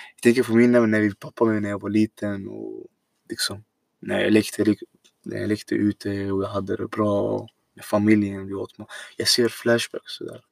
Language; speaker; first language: Swedish; non-native, fluent; Arabic